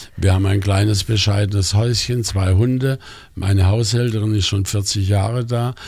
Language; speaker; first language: German; native; German